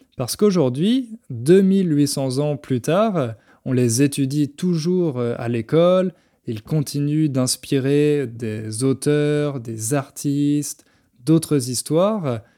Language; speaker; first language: French; native; French